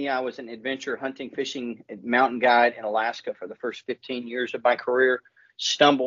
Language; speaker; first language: English; native; English